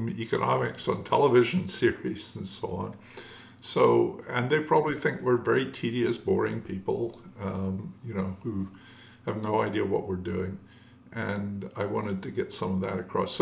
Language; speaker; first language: English; native; English